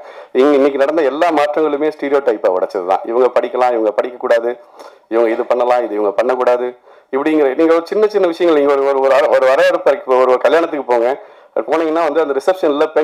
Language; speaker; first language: Tamil; native; Tamil